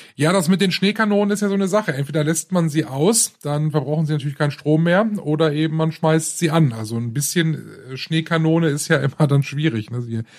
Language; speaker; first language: German; native; German